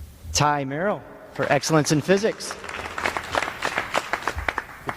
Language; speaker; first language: English; native; English